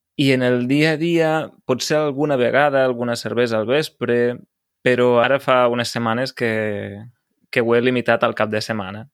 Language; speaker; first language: Catalan; native; Catalan